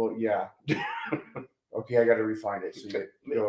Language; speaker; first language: English; native; English